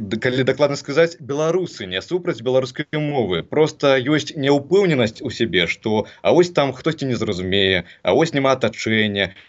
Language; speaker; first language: Belarusian; non-native, local second language; Russian